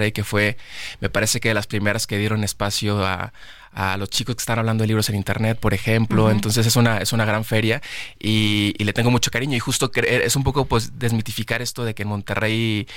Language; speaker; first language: Spanish; native; Spanish